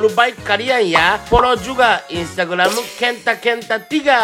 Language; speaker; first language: Indonesian; non-native, learner; Japanese